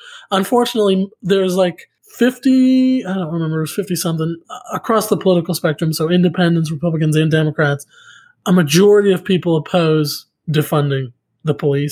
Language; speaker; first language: English; native; English